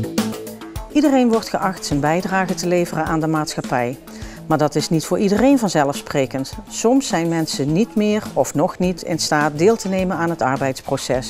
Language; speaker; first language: Dutch; native; Dutch